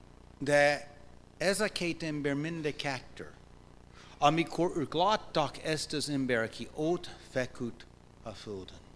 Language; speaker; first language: Hungarian; non-native, fluent; English